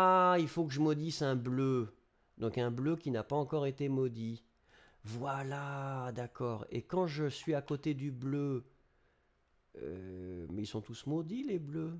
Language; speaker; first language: French; native; French